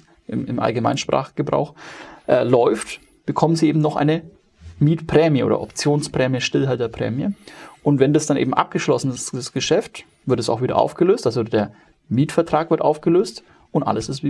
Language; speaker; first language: German; native; German